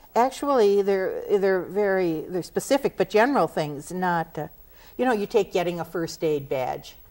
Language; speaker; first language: English; native; English